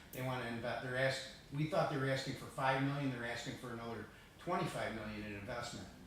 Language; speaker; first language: English; early bilingual, other home language; Italian